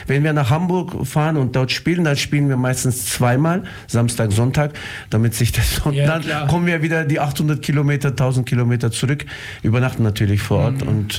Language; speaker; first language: German; non-native, fluent; Turkish